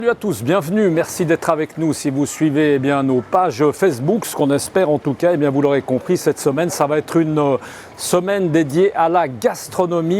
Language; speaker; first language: French; native; French